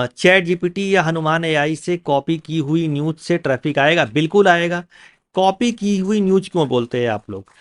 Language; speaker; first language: Hindi; native; Hindi